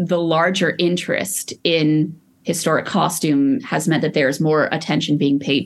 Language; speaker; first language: English; native; English